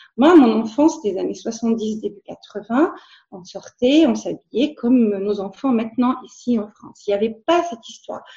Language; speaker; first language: French; non-native, local second language; Arabic